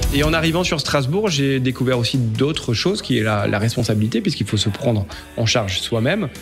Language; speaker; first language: French; native; French